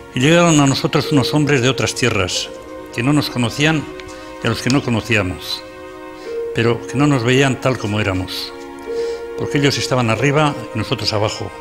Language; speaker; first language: Spanish; native; Spanish